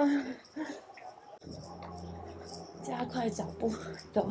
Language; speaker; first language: Chinese; native; Chinese